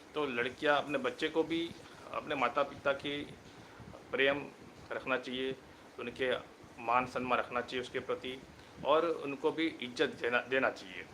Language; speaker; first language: Hindi; non-native, local second language; Gujarati